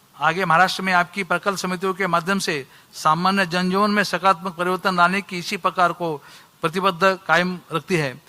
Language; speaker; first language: Hindi; non-native, local second language; Marathi